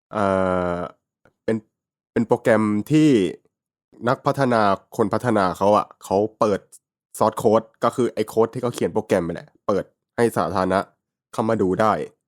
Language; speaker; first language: Thai; native; Thai